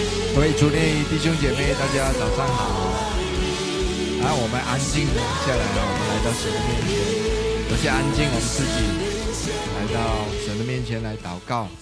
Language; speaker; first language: Chinese; native; Chinese